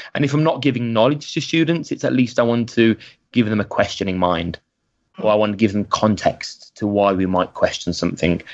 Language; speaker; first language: English; native; English